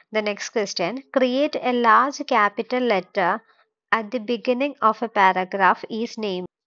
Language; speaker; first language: English; non-native, local second language; Malayalam